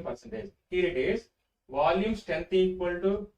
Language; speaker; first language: English; non-native, local second language; Telugu